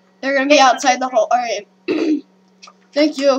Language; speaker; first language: English; native; English